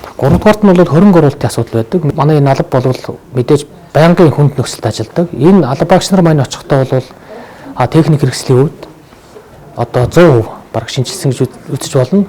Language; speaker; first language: Mongolian; native; Mongolian